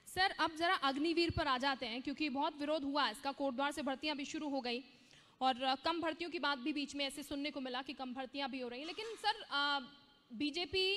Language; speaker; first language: Hindi; native; Hindi